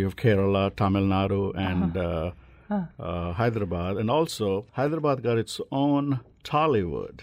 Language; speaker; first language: English; non-native, local second language; Telugu